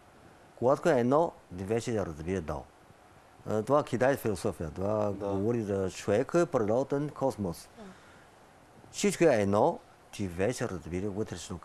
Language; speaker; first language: Bulgarian; non-native, learner; Chinese